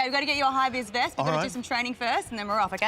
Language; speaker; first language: English; native; English